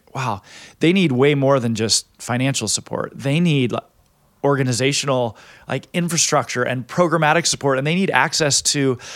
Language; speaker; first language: English; native; English